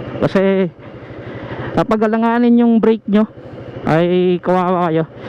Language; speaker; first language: Filipino; non-native, local second language; Cebuano